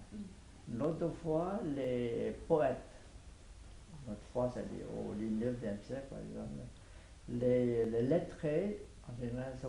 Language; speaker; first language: French; non-native, fluent; Vietnamese